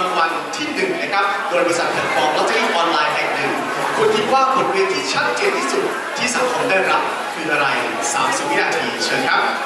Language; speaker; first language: Thai; native; Thai